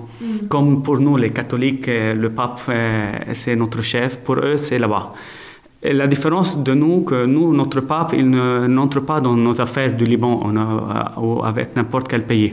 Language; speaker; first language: French; non-native, local second language; Arabic